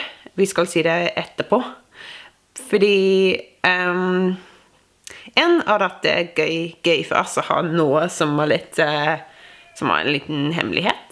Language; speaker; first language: Norwegian; non-native, fluent; English